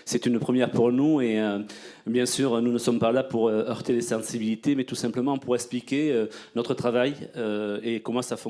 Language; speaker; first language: French; native; French